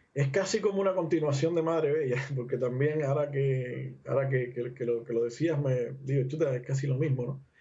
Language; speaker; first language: Spanish; native; Spanish